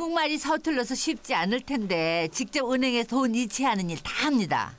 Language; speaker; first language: Korean; native; Korean